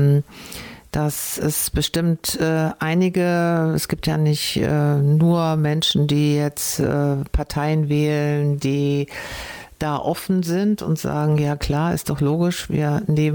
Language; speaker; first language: German; native; German